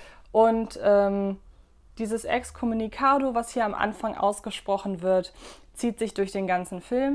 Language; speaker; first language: German; native; German